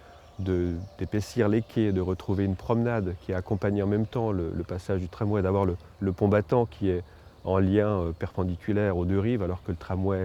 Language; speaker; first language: French; native; French